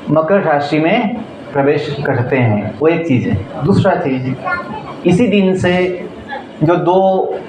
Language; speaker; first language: Hindi; non-native, local second language; Marathi